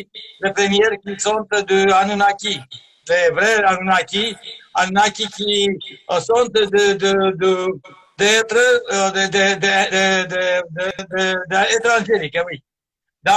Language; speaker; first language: French; non-native, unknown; Romanian